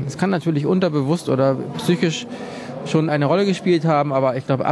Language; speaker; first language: German; native; German